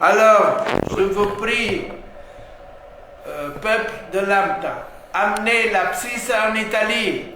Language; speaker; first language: French; non-native, fluent; Italian